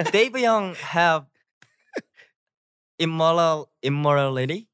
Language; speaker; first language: English; non-native, learner; Korean